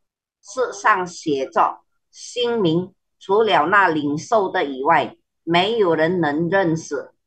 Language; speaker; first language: Chinese; early bilingual, heritage; Chinese